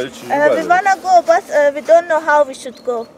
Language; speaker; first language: English; non-native, learner; Persian